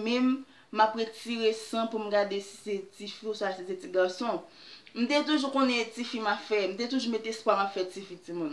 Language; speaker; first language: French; non-native, learner; Haitian Creole